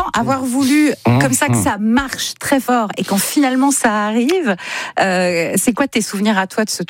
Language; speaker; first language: French; native; French